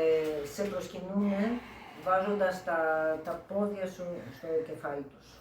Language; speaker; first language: Greek; native; Greek